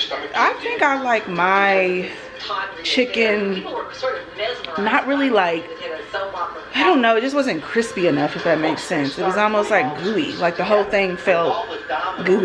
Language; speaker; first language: English; native; English